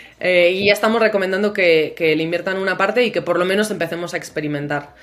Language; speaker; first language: Spanish; native; Spanish